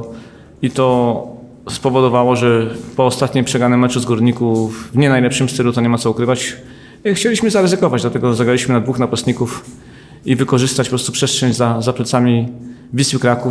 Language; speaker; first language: Polish; native; Polish